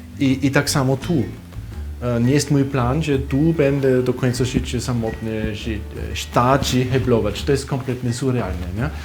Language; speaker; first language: Polish; non-native, fluent; German